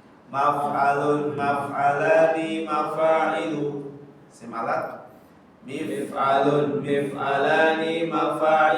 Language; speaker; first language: Arabic; non-native, learner; Indonesian